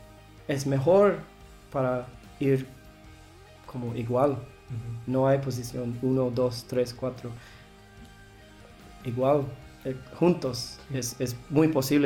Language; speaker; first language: Spanish; non-native, learner; English